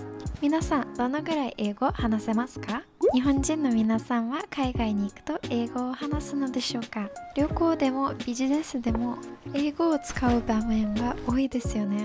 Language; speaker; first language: Japanese; non-native, fluent; English